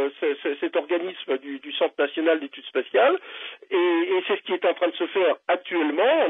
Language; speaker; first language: French; native; French